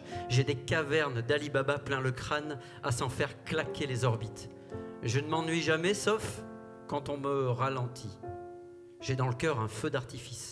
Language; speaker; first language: French; native; French